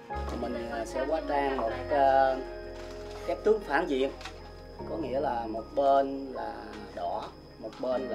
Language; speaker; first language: Vietnamese; native; Vietnamese